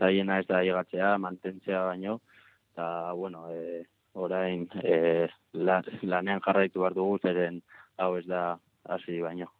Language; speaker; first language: Basque; non-native, local second language; Spanish